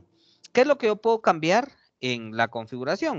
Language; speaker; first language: Spanish; native; Spanish